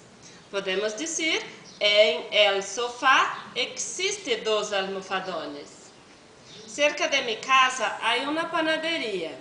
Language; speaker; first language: Spanish; non-native, learner; Portuguese